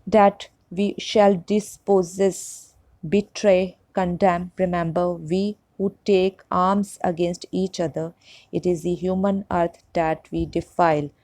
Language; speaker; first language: English; non-native, local second language; Punjabi